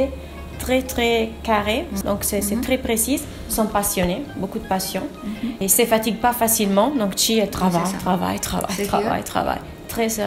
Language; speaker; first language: French; non-native, fluent; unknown